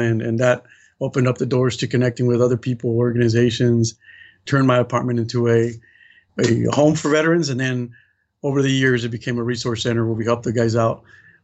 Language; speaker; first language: English; native; English